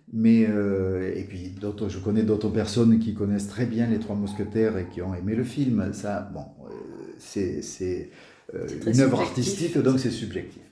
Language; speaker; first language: French; native; French